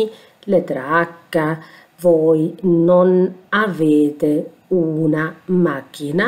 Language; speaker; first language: Italian; non-native, fluent; Arabic